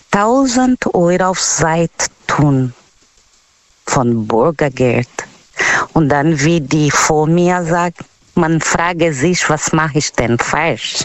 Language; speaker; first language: German; non-native, learner; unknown